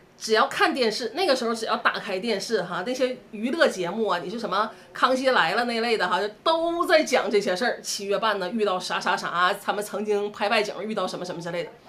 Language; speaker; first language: Chinese; native; Chinese